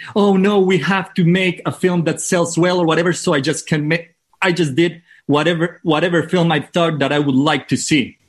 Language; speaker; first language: English; non-native, fluent; Spanish